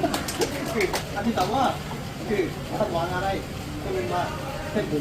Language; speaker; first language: Thai; non-native, learner; Korean